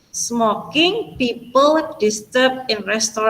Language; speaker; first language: English; non-native, fluent; Indonesian